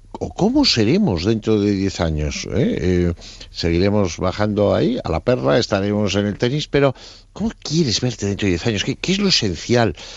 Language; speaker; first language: Spanish; native; Spanish